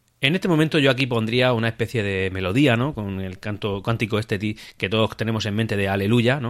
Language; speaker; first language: Spanish; native; Spanish